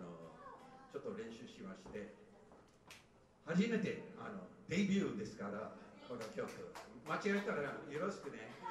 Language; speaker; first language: Japanese; non-native, fluent; English